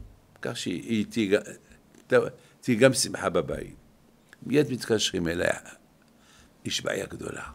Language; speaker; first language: Hebrew; non-native, fluent; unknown